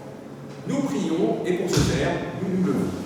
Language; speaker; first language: French; native; French